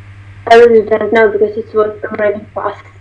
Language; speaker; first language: English; non-native, learner; Russian